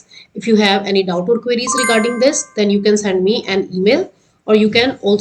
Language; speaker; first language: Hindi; native; Hindi